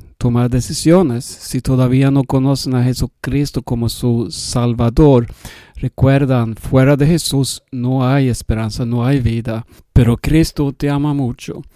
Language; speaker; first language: Spanish; non-native, learner; Swedish